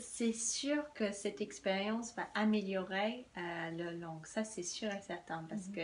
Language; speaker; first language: French; non-native, fluent; English